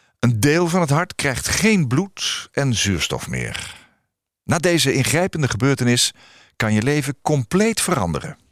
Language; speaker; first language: Dutch; native; Dutch